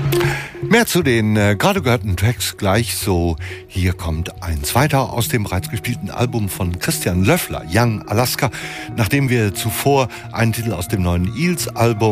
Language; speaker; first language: German; native; German